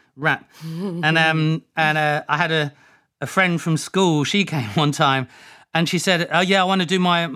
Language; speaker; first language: English; native; English